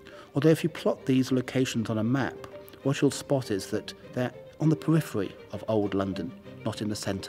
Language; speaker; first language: English; native; English